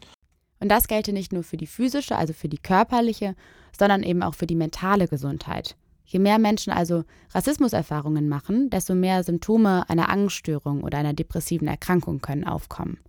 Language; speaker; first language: German; native; German